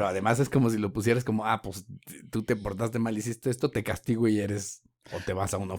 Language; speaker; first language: Spanish; native; Spanish